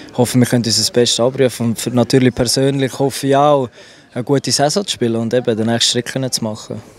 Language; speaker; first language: German; native; German